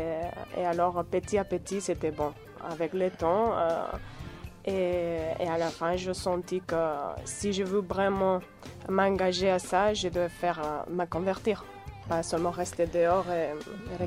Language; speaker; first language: French; non-native, fluent; Catalan